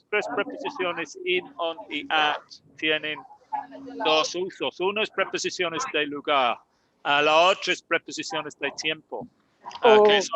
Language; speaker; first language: Spanish; non-native, learner; English